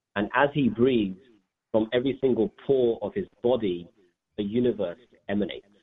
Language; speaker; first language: English; native; English